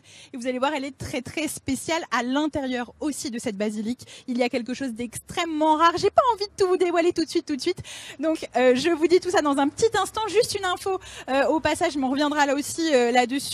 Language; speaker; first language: French; native; French